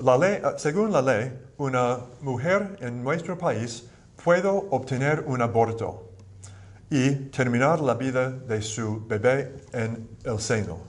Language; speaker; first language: Spanish; non-native, fluent; English